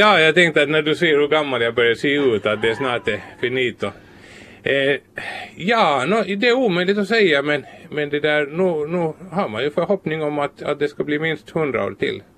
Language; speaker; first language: Swedish; native; Swedish